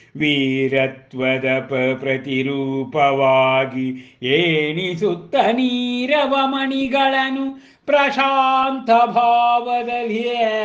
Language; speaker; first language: Kannada; native; Kannada